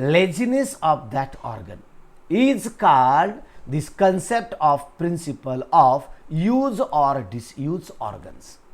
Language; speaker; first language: English; non-native, local second language; Marathi